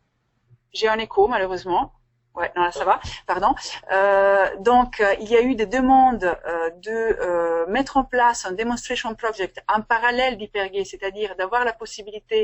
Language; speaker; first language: French; native; French